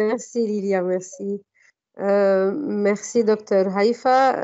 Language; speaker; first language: French; non-native, fluent; Arabic